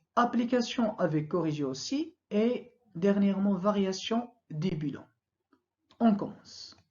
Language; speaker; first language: French; non-native, local second language; Arabic